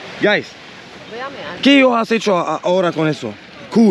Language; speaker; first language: Spanish; non-native, learner; Swedish